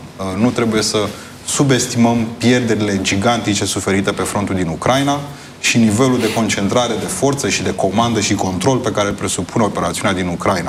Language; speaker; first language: Romanian; native; Romanian